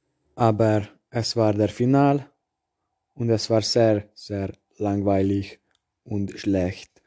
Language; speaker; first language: German; non-native, learner; Hungarian